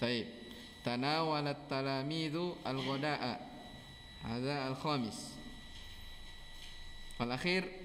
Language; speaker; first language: Arabic; non-native, fluent; Indonesian